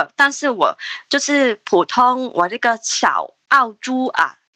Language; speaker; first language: Chinese; non-native, local second language; Cantonese